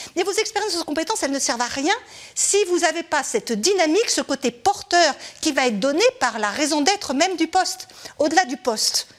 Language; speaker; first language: French; native; French